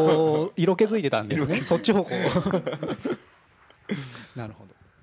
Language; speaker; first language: Japanese; native; Japanese